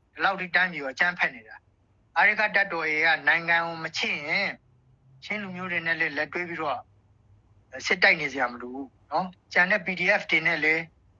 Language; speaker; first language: Burmese; native; Burmese